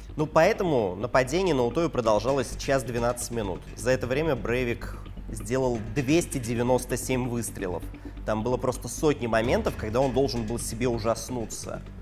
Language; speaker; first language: Russian; native; Russian